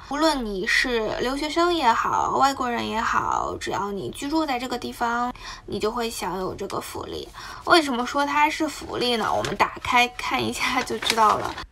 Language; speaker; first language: Chinese; native; Chinese